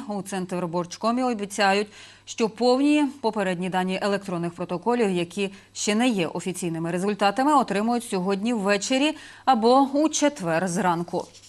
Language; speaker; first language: Ukrainian; native; Ukrainian